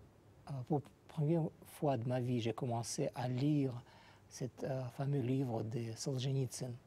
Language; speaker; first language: French; non-native, fluent; Russian